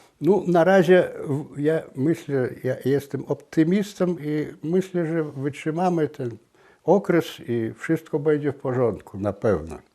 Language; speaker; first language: Polish; non-native, local second language; Belarusian